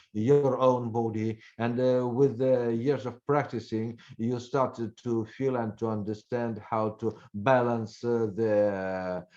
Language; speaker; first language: English; non-native, fluent; Russian